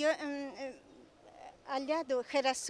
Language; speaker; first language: Spanish; non-native, learner; Russian